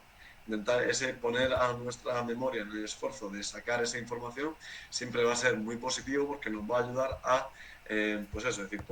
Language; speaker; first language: Spanish; native; Spanish